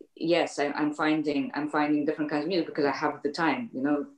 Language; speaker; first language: English; native; English